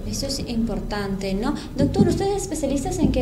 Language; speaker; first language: Spanish; native; Spanish